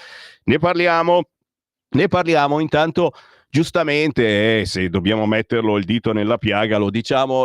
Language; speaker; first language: Italian; native; Italian